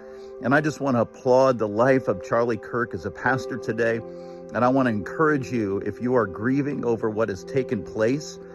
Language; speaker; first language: English; native; English